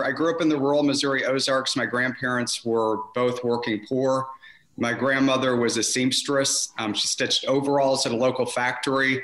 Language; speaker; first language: English; native; English